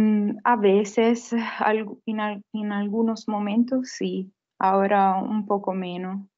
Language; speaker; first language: Spanish; non-native, fluent; Italian